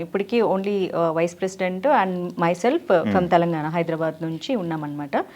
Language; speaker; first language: Telugu; native; Telugu